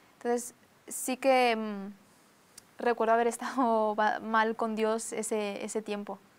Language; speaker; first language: Spanish; early bilingual, other home language; Romanian